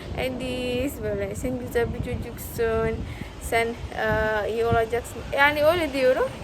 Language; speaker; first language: Turkish; non-native, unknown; Indonesian